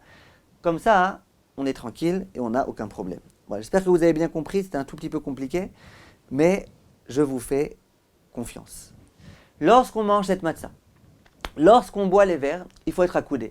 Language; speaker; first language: French; native; French